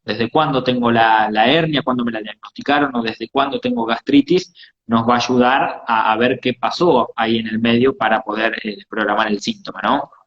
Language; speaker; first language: Spanish; native; Spanish